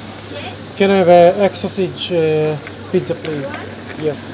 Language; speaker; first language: English; non-native, learner; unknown